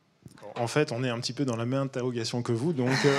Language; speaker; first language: French; native; French